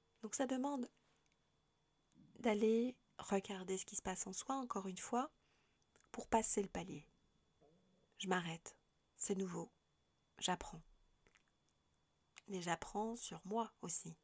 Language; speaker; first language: French; native; French